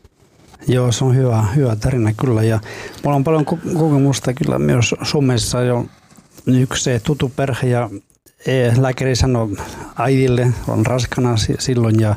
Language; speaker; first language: Finnish; non-native, fluent; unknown